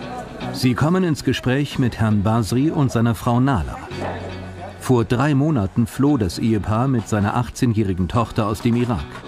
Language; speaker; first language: German; native; German